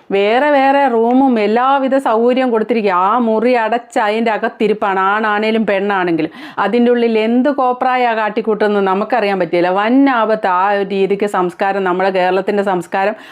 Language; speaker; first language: Malayalam; native; Malayalam